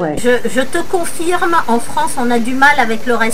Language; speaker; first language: French; native; French